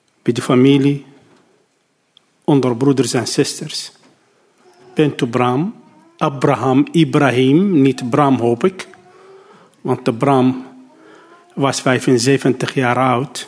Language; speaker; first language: Dutch; non-native, learner; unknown